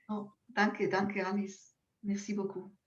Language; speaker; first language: French; non-native, local second language; German